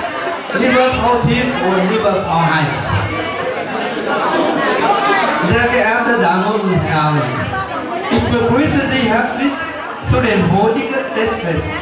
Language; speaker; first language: German; non-native, fluent; Vietnamese